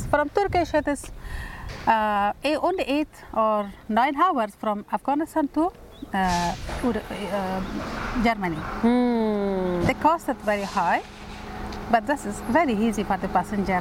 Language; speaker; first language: English; non-native, fluent; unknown